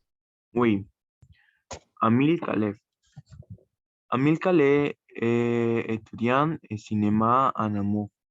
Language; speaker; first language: French; non-native, learner; Spanish